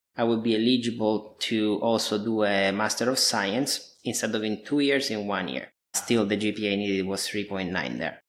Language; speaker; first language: English; non-native, fluent; Italian